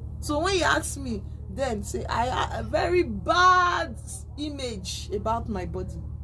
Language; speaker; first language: Nigerian Pidgin; non-native, local second language; Yoruba